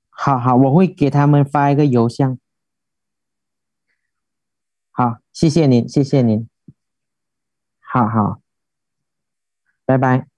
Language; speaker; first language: Chinese; non-native, fluent; Thai